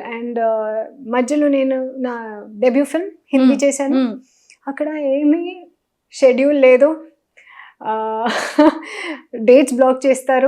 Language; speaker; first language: Telugu; non-native, local second language; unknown